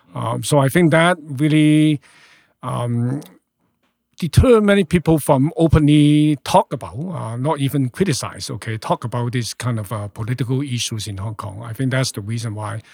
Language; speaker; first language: English; non-native, local second language; Cantonese